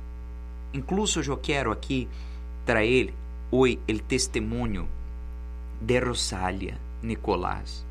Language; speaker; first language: Portuguese; non-native, learner; Spanish